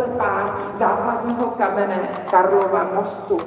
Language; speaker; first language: Czech; native; Czech